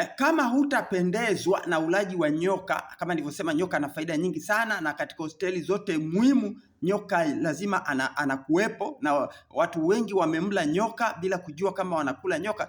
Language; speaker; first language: Swahili; native; Swahili